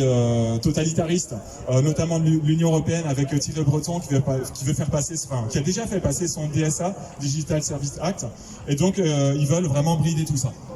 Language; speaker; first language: French; native; French